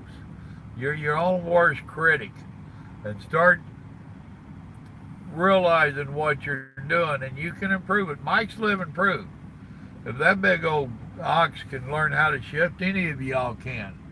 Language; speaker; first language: English; native; English